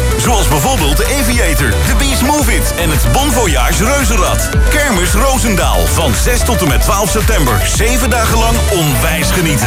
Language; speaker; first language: Dutch; native; Dutch